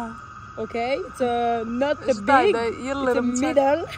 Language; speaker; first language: English; non-native, learner; French